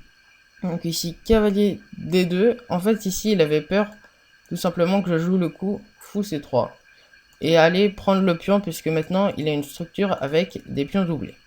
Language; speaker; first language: French; native; French